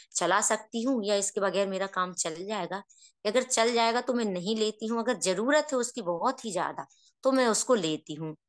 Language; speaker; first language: Hindi; native; Hindi